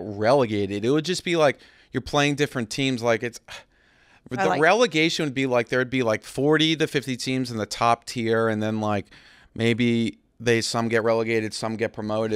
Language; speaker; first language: English; native; English